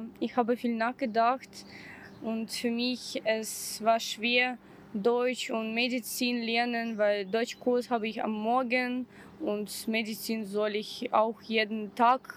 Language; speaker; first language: German; non-native, fluent; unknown